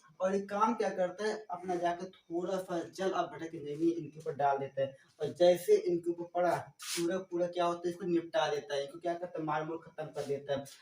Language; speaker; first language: Hindi; native; Hindi